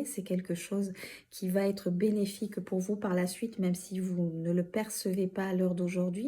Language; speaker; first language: French; native; French